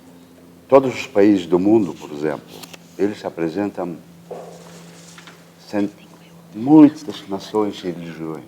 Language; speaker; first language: Portuguese; non-native, fluent; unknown